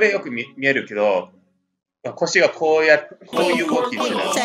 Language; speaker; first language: Japanese; non-native, learner; English